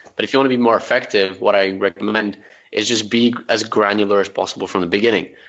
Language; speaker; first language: English; early bilingual, other home language; Arabic